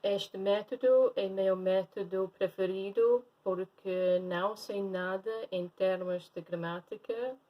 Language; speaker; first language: Portuguese; non-native, fluent; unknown